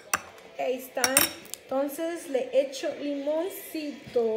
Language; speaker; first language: Spanish; early bilingual, heritage; Spanish